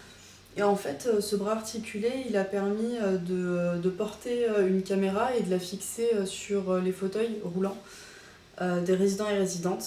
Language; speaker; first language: French; native; French